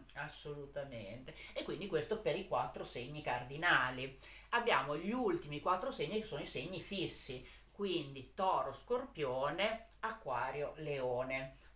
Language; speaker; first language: Italian; native; Italian